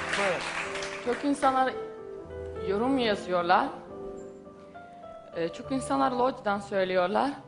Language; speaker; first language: Turkish; non-native, learner; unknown